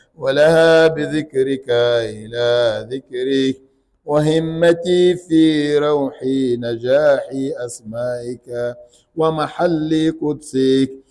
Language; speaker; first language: Arabic; non-native, fluent; Ganda